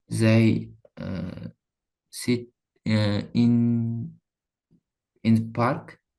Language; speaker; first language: English; non-native, learner; Uzbek